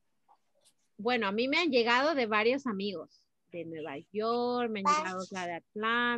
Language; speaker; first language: Spanish; native; Spanish